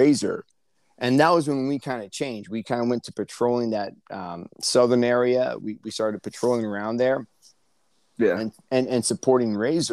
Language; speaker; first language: English; native; English